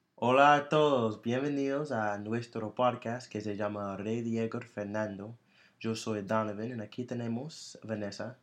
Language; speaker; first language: Spanish; non-native, fluent; English